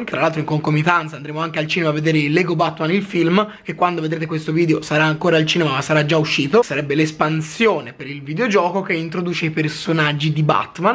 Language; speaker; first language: Italian; native; Italian